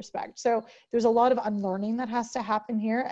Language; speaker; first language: English; native; English